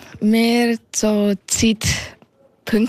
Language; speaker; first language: German; early bilingual, heritage; Thai